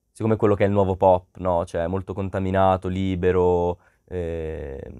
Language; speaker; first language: Italian; native; Italian